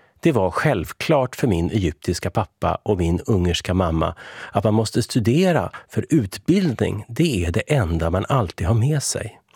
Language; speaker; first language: Swedish; early bilingual, other home language; Hungarian